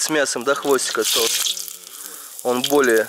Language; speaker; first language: Russian; native; Russian